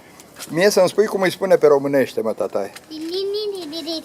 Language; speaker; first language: Romanian; native; Romanian